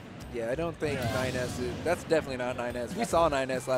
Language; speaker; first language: English; native; English